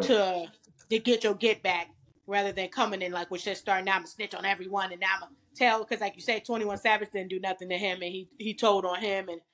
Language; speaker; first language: English; native; English